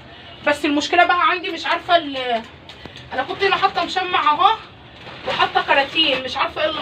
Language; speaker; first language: Arabic; native; Arabic